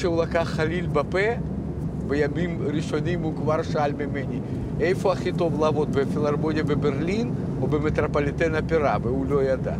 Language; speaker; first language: Hebrew; non-native, fluent; Russian